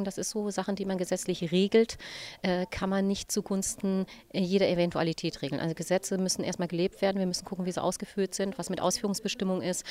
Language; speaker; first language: German; native; German